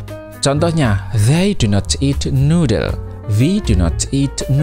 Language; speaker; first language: English; non-native, fluent; Indonesian